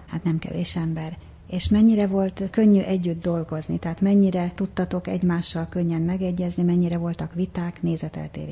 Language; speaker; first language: Hungarian; native; Hungarian